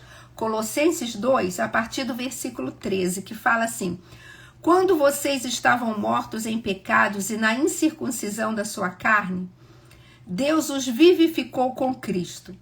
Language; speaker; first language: Portuguese; native; Portuguese